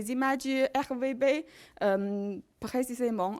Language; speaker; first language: French; non-native, learner; Chinese